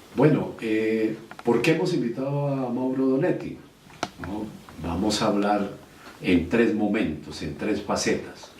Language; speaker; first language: Spanish; native; Spanish